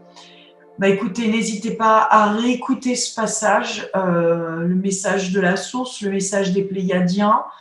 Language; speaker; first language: French; native; French